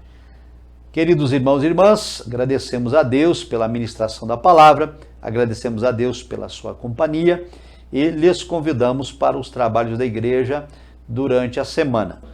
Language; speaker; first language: Portuguese; native; Portuguese